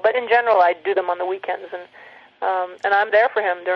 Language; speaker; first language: English; native; English